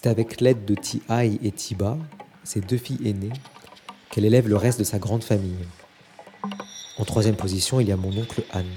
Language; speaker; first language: French; native; French